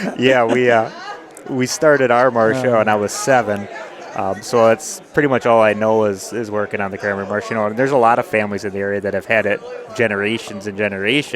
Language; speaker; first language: English; native; English